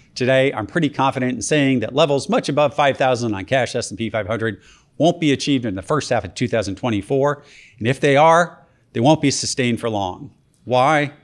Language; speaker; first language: English; native; English